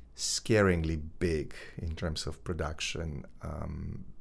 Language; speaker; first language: English; non-native, fluent; Polish